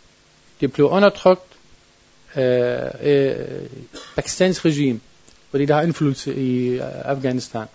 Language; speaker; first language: Danish; non-native, learner; Arabic